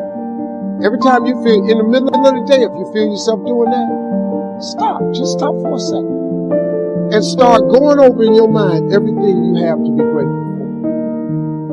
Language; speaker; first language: English; native; English